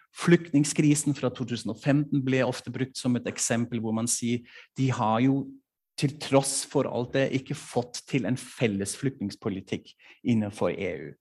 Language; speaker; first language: Norwegian; non-native, fluent; German